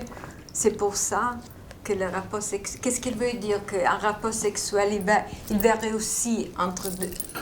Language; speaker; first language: French; non-native, fluent; Italian